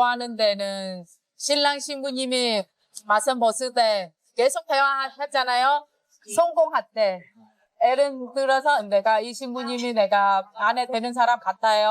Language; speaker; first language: Korean; non-native, fluent; Vietnamese